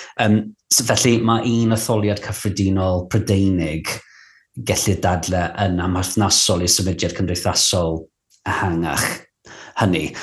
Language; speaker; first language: Welsh; non-native, local second language; English